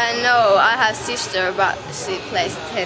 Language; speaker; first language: English; non-native, learner; Finnish